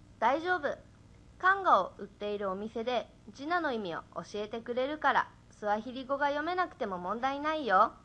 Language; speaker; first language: Japanese; native; Japanese